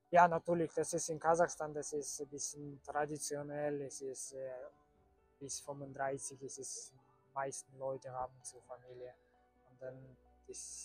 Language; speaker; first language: German; non-native, learner; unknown